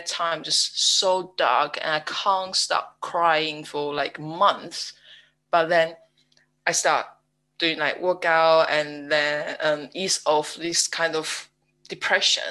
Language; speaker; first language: English; non-native, fluent; Chinese